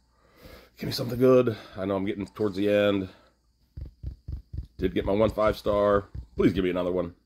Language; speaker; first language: English; native; English